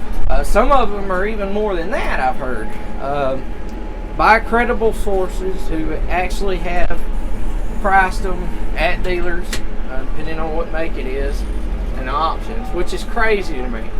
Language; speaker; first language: English; native; English